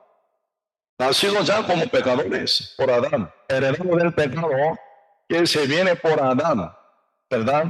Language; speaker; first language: Spanish; non-native, learner; Korean